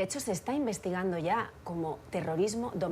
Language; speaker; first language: Spanish; native; Spanish